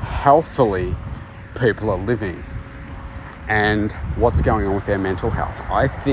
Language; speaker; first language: English; native; English